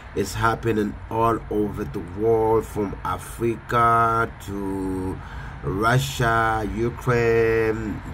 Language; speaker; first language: English; non-native, fluent; Haitian Creole